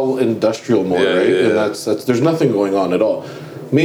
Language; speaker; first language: English; native; English